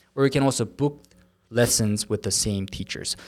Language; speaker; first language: English; non-native, fluent; Korean